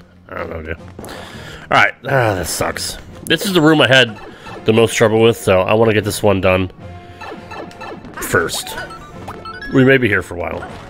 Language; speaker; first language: English; native; English